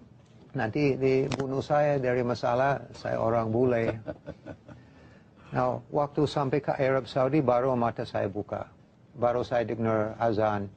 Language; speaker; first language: Indonesian; non-native, learner; English